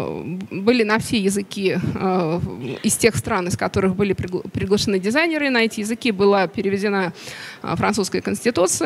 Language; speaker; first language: Russian; native; Russian